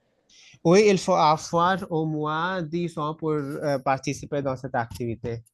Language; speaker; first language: French; non-native, fluent; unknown